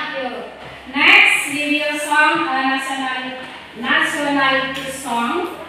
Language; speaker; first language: English; non-native, learner; Indonesian